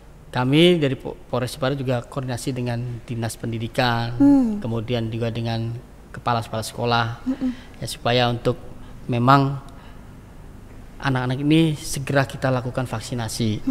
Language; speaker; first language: Indonesian; native; Indonesian